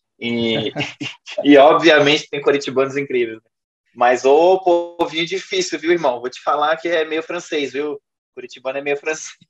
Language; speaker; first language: Portuguese; native; Portuguese